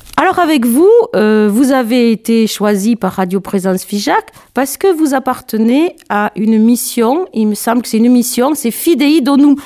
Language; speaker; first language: French; native; French